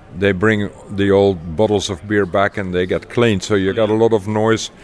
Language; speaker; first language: English; non-native, fluent; Dutch